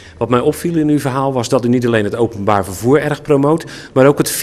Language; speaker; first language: Dutch; native; Dutch